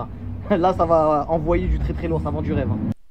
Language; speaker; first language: French; native; French